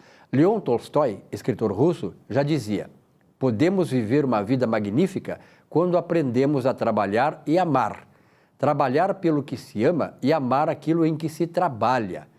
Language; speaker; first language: Portuguese; native; Portuguese